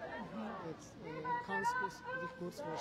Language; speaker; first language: German; non-native, learner; Uyghur